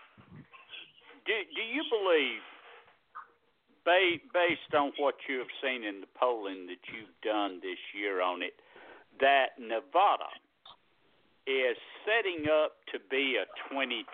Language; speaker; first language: English; native; English